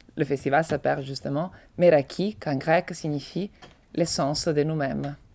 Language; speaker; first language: French; non-native, fluent; Italian